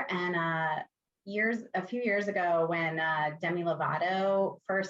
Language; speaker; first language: English; native; English